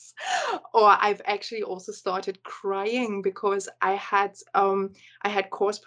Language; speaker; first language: English; non-native, fluent; German